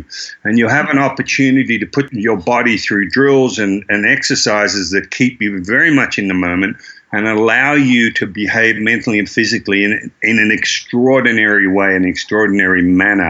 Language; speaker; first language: English; native; English